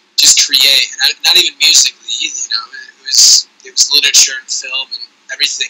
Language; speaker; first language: English; native; English